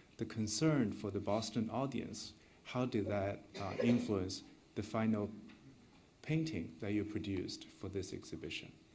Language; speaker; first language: English; non-native, fluent; Chinese